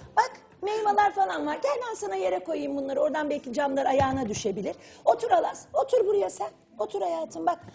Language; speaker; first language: Turkish; native; Turkish